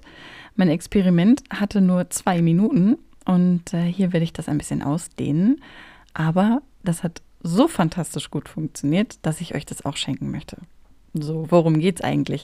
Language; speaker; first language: German; native; German